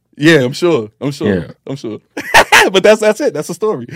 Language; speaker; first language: English; native; English